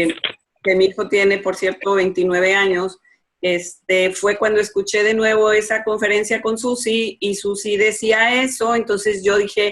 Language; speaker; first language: Spanish; native; Spanish